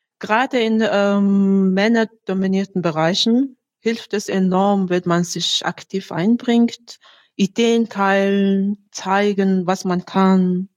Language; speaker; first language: German; non-native, fluent; Mongolian